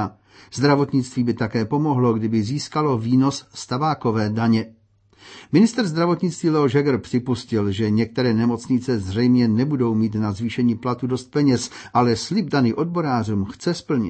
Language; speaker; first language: Czech; native; Czech